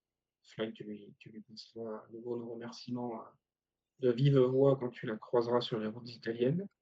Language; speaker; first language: French; native; French